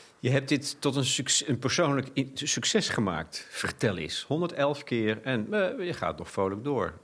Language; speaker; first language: Dutch; native; Dutch